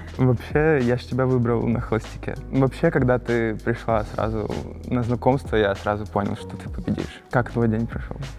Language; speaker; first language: Russian; early bilingual, other home language; Spanish